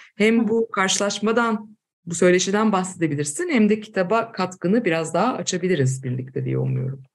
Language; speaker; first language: Turkish; native; Turkish